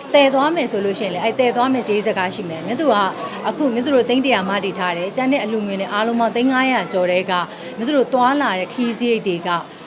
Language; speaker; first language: Burmese; native; Burmese